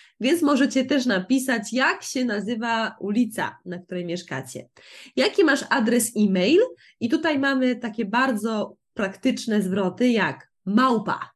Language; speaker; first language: Polish; native; Polish